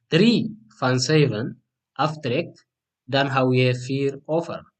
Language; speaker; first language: Dutch; non-native, learner; Tigrinya